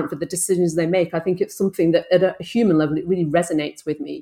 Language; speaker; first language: English; native; English